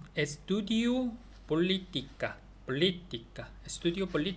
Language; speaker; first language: Spanish; non-native, learner; Korean